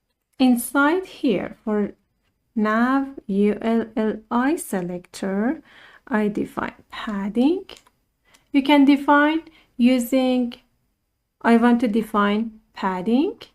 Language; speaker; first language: English; non-native, fluent; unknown